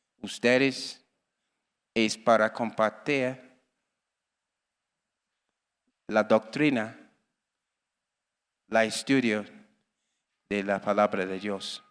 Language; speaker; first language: Spanish; non-native, learner; English